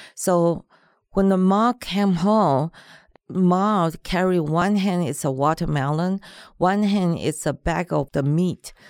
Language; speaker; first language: English; non-native, learner; Chinese